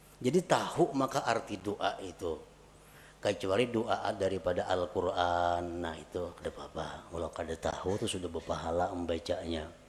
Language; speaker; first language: Indonesian; non-native, local second language; Banjar